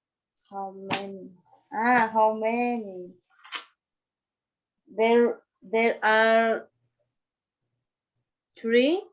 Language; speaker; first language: English; non-native, learner; Spanish